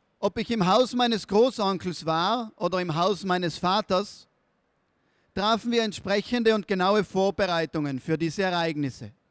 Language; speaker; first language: German; native; German